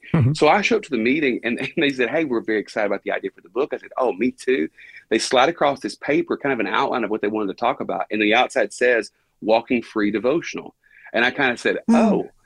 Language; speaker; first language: English; native; English